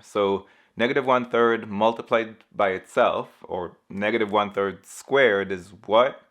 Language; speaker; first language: English; native; English